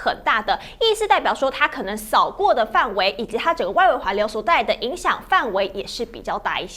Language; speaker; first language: Chinese; native; Chinese